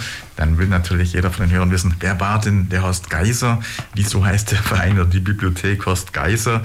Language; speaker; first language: German; native; German